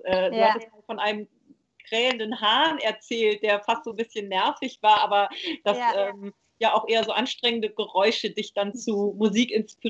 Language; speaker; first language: German; native; German